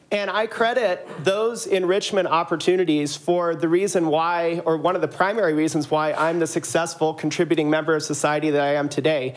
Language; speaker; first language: English; native; English